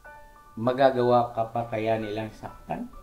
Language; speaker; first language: Filipino; native; Filipino